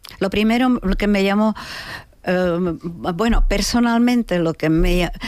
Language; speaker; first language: Spanish; non-native, fluent; Czech